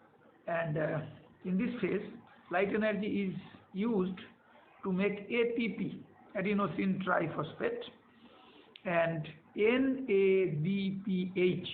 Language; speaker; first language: English; non-native, local second language; Bangla